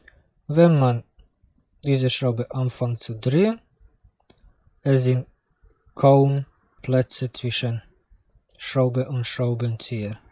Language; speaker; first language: German; non-native, fluent; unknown